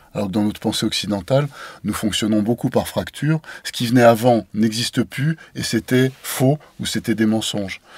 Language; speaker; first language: French; native; French